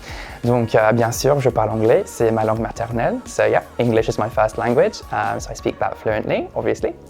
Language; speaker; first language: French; non-native, fluent; English